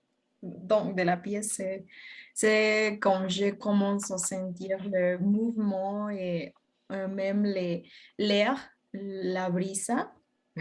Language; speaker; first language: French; non-native, learner; Spanish